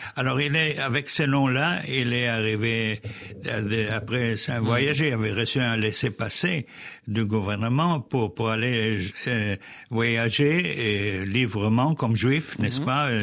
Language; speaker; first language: French; non-native, fluent; Spanish